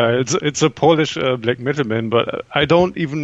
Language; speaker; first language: English; non-native, fluent; German